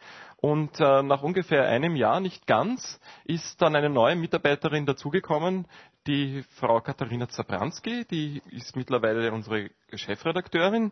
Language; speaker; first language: German; native; German